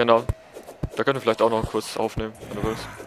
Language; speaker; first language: German; native; German